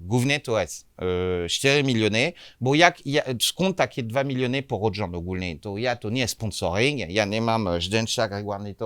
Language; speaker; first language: Polish; non-native, learner; French